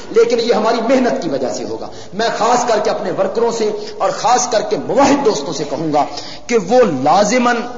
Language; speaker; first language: Urdu; non-native, local second language; Punjabi